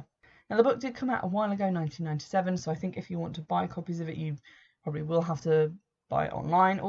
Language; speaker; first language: English; native; English